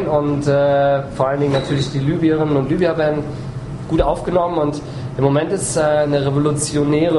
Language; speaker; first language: German; native; German